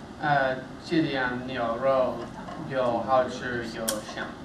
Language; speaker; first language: Chinese; non-native, learner; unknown